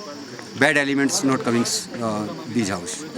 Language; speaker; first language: Hindi; native; Hindi